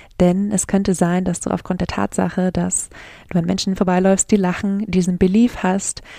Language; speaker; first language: German; native; German